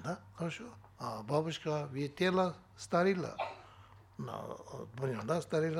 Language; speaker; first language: Russian; non-native, learner; Tibetan